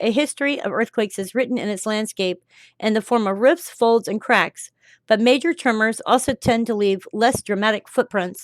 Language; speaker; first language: English; native; English